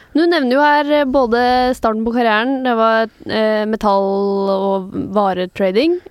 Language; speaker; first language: Norwegian; native; Norwegian